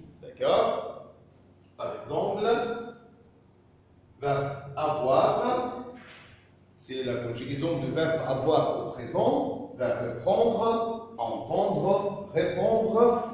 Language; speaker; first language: French; non-native, fluent; Arabic